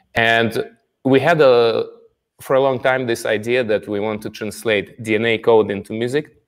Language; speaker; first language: English; non-native, fluent; Russian